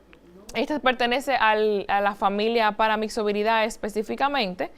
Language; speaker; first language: Spanish; native; Spanish